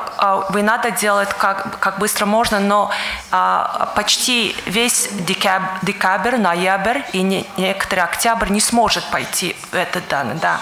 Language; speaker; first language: Russian; non-native, learner; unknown